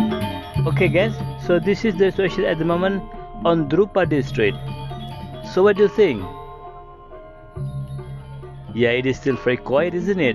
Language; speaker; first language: English; non-native, learner; Indonesian